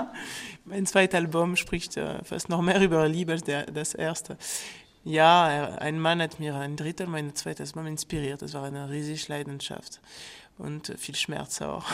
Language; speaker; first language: German; non-native, fluent; French